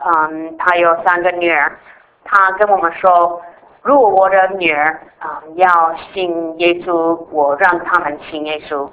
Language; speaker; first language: Chinese; non-native, fluent; English